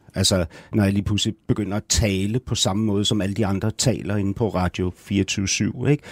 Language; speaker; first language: Danish; native; Danish